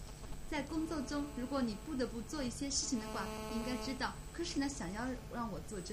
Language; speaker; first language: Chinese; native; Chinese